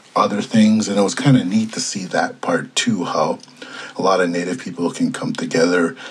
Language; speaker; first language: English; native; English